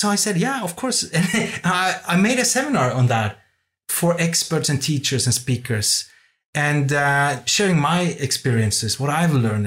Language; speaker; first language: English; non-native, fluent; Norwegian